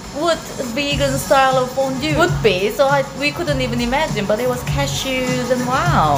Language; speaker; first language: English; non-native, fluent; Korean